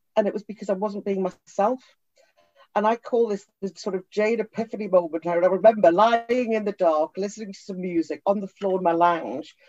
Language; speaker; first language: English; native; English